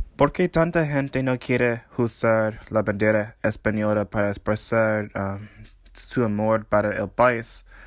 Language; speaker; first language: Spanish; non-native, learner; English